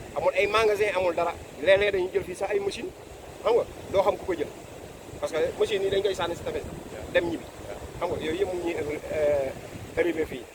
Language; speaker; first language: Wolof; native; Wolof